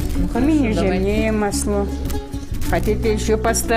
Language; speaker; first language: Russian; non-native, local second language; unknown